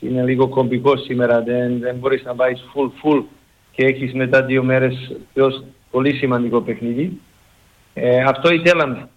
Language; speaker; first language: Greek; non-native, learner; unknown